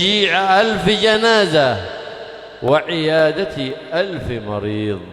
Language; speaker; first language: Arabic; native; Arabic